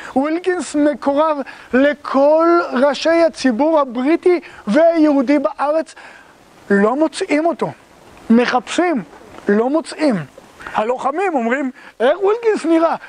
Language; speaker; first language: Hebrew; native; Hebrew